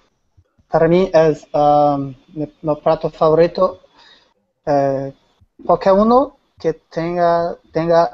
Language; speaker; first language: Spanish; non-native, learner; Portuguese